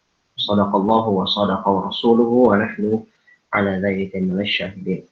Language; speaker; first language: Arabic; non-native, fluent; Indonesian